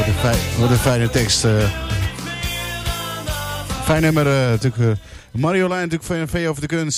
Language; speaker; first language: Dutch; native; Dutch